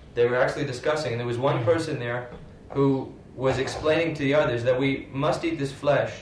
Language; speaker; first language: English; native; English